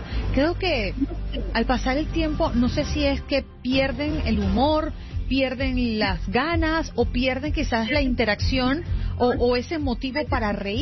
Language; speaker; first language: Spanish; native; Spanish